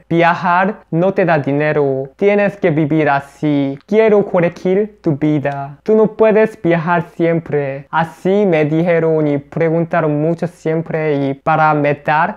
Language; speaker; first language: Spanish; non-native, learner; Korean